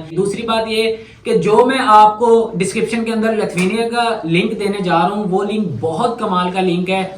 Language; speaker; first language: Urdu; non-native, local second language; Punjabi